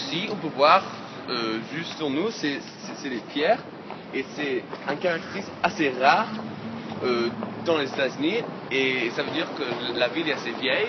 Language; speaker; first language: French; non-native, fluent; English